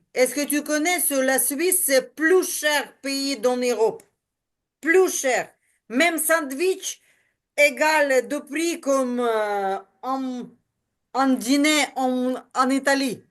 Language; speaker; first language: French; non-native, learner; Ukrainian